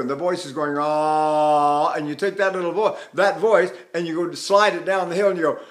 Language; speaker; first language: English; native; English